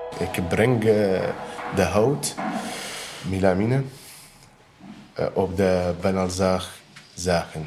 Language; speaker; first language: Dutch; non-native, learner; Arabic